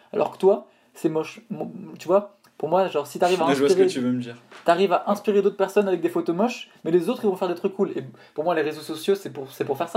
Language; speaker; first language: French; native; French